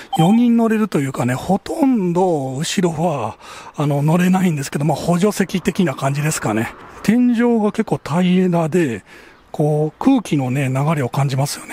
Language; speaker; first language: Japanese; native; Japanese